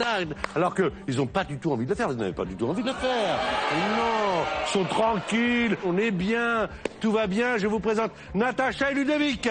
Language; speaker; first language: French; native; French